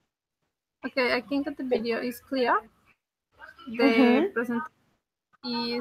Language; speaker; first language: English; non-native, learner; Spanish